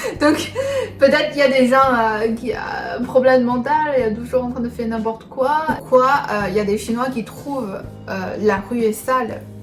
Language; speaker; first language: French; non-native, fluent; Chinese